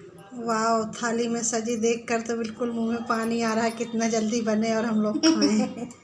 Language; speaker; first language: Hindi; native; Hindi